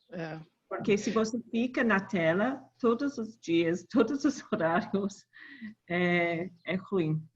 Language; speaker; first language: Portuguese; non-native, learner; English